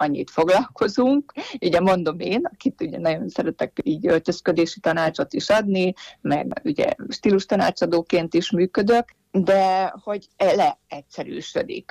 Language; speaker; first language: Hungarian; native; Hungarian